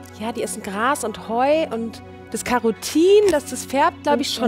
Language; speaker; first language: German; native; German